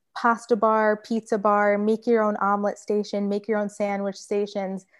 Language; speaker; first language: English; native; English